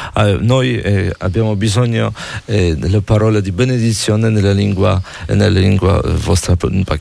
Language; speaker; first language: Italian; non-native, fluent; Polish